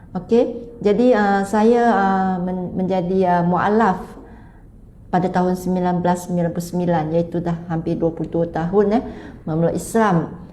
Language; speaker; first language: Malay; non-native, local second language; Chinese